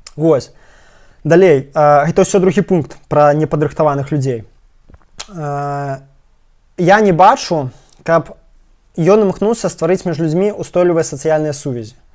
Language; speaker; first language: Belarusian; non-native, local second language; Russian